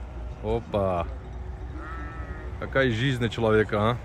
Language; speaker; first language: Russian; non-native, learner; Turkish